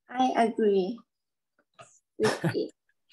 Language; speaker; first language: English; non-native, learner; Thai